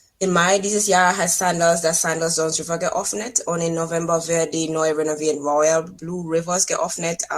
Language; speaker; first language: German; non-native, fluent; English